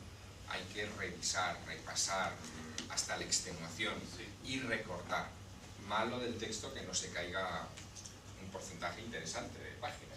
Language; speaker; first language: Spanish; native; Spanish